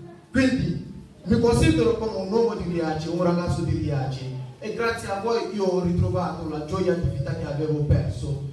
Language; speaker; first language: Italian; non-native, fluent; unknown